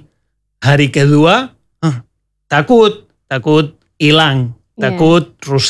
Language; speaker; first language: Indonesian; non-native, learner; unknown